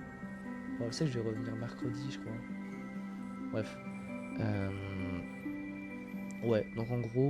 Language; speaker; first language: French; native; French